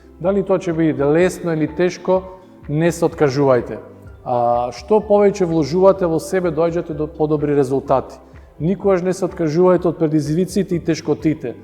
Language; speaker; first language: Macedonian; early bilingual, heritage; Macedonian